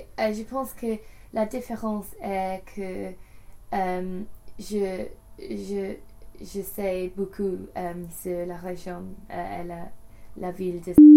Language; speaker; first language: French; non-native, learner; English